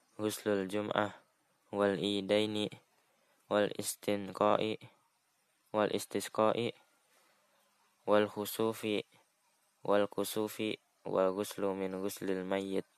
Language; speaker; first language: Arabic; non-native, learner; Indonesian